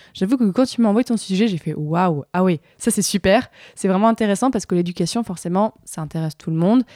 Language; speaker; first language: French; native; French